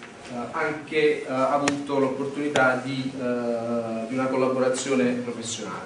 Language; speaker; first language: Italian; native; Italian